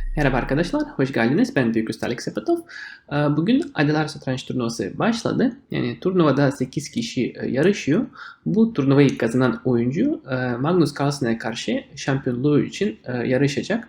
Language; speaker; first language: Turkish; non-native, fluent; Russian